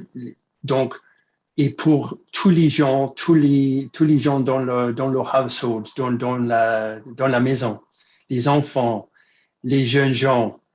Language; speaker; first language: French; non-native, fluent; English